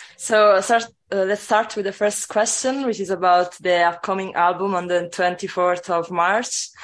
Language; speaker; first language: English; non-native, fluent; Italian